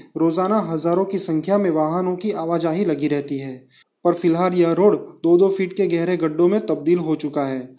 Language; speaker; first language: Hindi; non-native, local second language; Gujarati